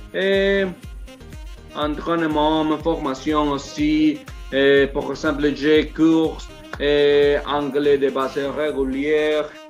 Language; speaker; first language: French; non-native, learner; Spanish